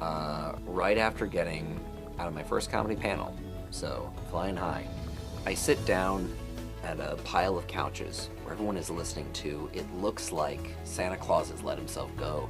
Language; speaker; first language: English; native; English